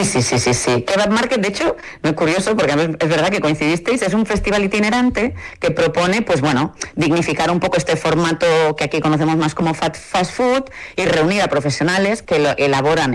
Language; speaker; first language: Spanish; native; Spanish